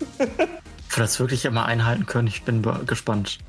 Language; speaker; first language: German; native; German